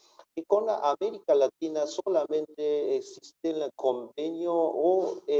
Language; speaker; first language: Spanish; non-native, fluent; Japanese